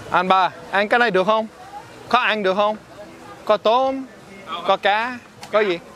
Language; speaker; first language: Vietnamese; non-native, learner; English